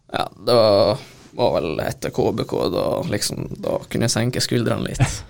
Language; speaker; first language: Norwegian; native; Norwegian